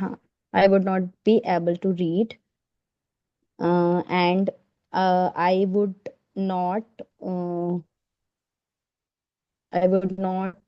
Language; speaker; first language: English; non-native, learner; Hindi